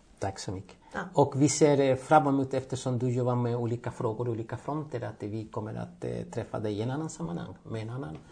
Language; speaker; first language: Swedish; non-native, fluent; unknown